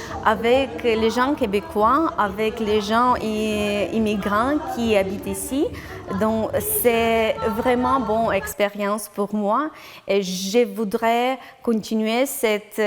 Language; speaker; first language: French; non-native, learner; Ukrainian